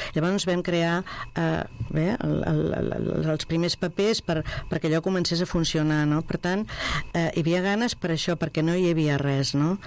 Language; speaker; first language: Catalan; non-native, local second language; Spanish